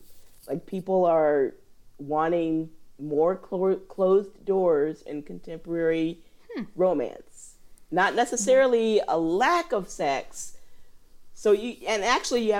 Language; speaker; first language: English; native; English